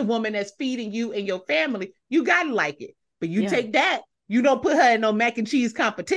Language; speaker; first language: English; native; English